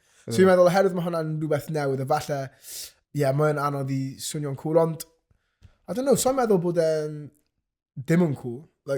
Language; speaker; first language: Welsh; native; Welsh